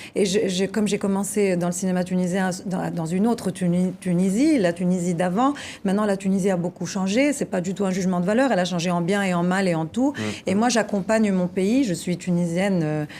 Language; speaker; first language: French; non-native, local second language; Arabic